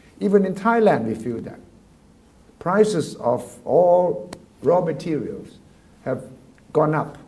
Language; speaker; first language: English; non-native, fluent; Thai